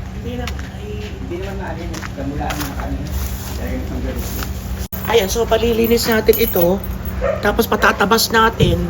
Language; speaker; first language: Filipino; native; Filipino